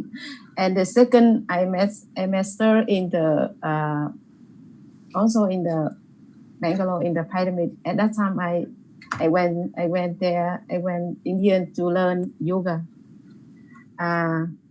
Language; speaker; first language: English; non-native, learner; Vietnamese